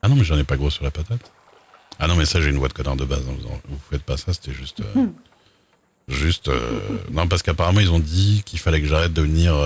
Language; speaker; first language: French; native; French